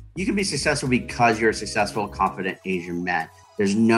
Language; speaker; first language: English; native; English